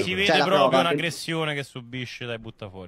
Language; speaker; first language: Italian; native; Italian